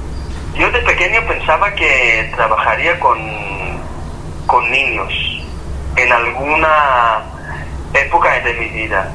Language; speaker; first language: Spanish; non-native, fluent; Hebrew